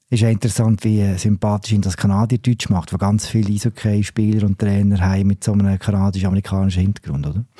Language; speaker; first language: German; native; German